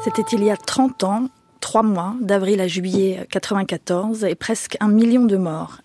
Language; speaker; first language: French; native; French